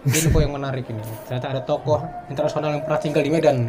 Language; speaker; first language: Indonesian; native; Indonesian